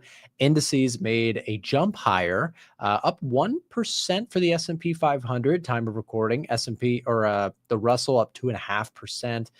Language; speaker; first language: English; native; English